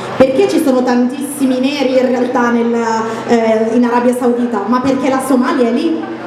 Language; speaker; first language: Italian; early bilingual, other home language; Arabic